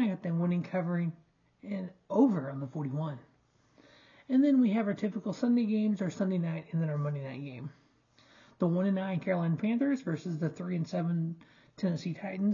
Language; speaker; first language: English; native; English